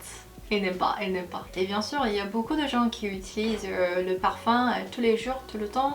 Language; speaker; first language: French; non-native, fluent; Korean